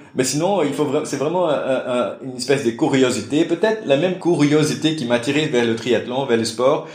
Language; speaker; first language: French; non-native, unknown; Portuguese